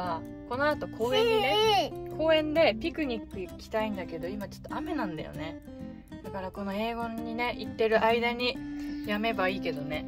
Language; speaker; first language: Japanese; native; Japanese